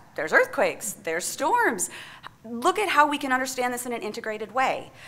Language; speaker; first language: English; native; English